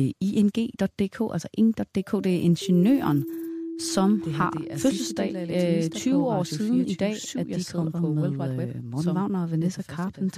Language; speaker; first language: Danish; native; Danish